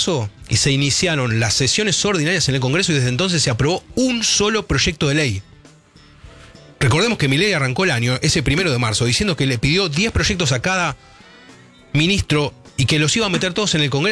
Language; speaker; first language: Spanish; native; Spanish